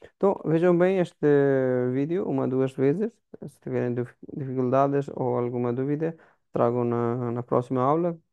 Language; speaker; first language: Portuguese; non-native, fluent; Hindi